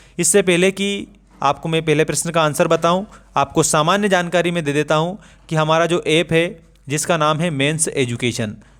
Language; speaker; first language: Hindi; native; Hindi